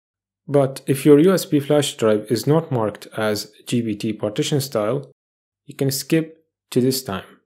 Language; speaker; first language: English; non-native, fluent; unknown